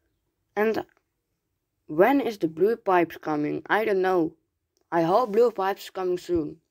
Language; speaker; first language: English; non-native, learner; Dutch